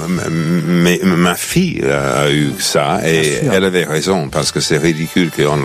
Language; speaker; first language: French; non-native, fluent; English